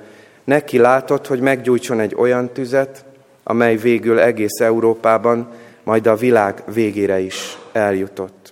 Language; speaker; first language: Hungarian; native; Hungarian